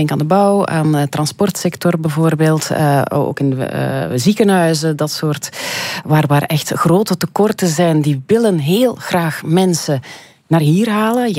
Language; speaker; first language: Dutch; native; Dutch